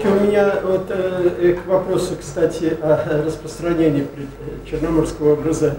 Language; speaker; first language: Russian; native; Russian